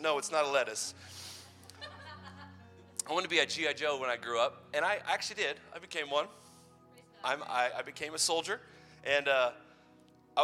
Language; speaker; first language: English; native; English